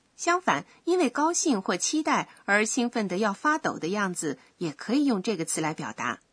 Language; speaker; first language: Chinese; native; Chinese